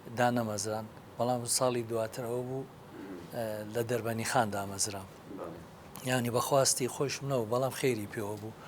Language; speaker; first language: Central Kurdish; native; Central Kurdish